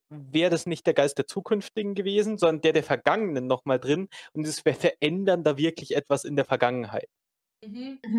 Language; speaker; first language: German; native; German